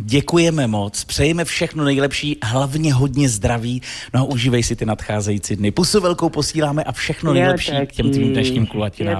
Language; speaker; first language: Czech; native; Czech